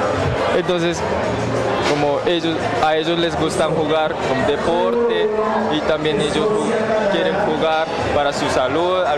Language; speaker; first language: Spanish; non-native, learner; Japanese